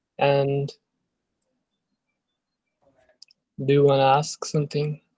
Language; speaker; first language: English; non-native, learner; Bangla